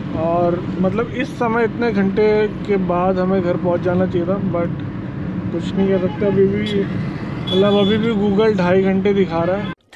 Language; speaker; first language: Hindi; native; Hindi